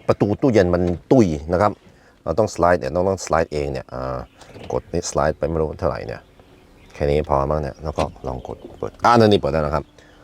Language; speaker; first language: Thai; non-native, fluent; Norwegian